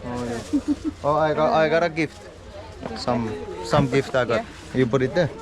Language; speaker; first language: English; non-native, fluent; Finnish